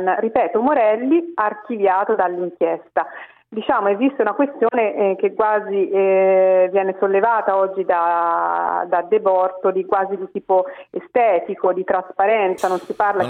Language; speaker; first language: Italian; native; Italian